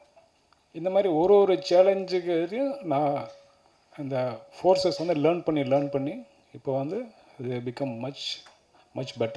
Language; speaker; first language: Tamil; native; Tamil